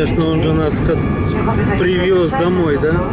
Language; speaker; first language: Russian; native; Russian